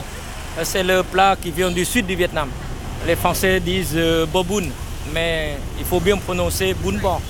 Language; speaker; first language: French; non-native, fluent; Vietnamese